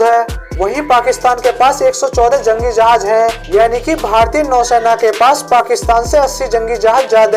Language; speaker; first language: Hindi; native; Hindi